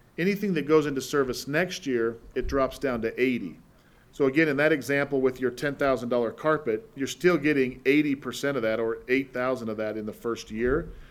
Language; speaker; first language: English; native; English